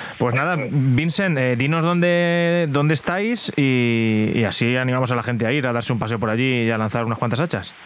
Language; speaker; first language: Spanish; native; Spanish